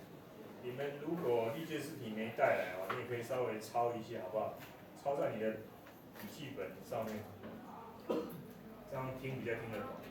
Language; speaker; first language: Chinese; native; Chinese